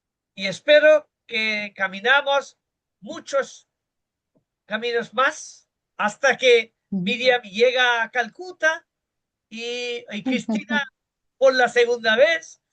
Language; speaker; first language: Spanish; non-native, fluent; Bangla